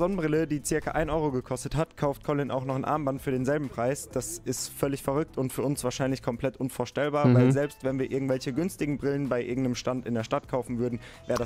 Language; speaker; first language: German; native; German